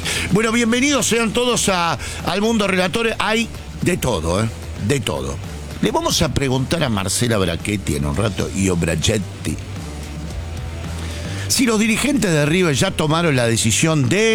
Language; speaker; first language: Spanish; native; Spanish